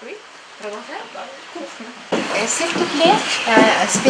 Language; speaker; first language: French; non-native, learner; Ukrainian